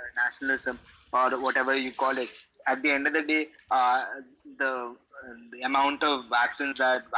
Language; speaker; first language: English; non-native, local second language; Malayalam